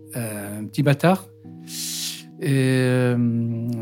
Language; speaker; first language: French; native; French